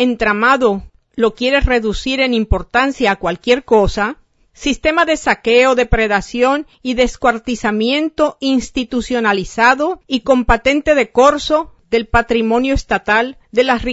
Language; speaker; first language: Spanish; native; Spanish